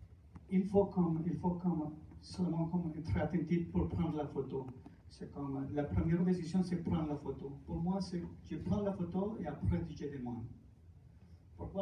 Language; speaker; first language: French; non-native, fluent; Spanish